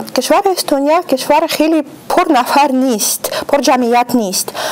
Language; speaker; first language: Persian; non-native, fluent; Russian